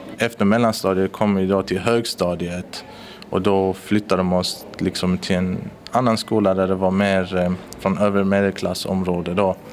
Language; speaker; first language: Swedish; early bilingual, other home language; Persian